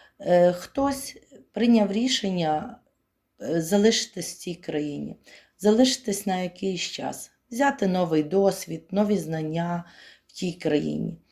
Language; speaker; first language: Ukrainian; native; Ukrainian